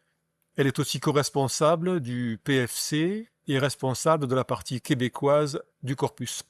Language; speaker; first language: French; native; French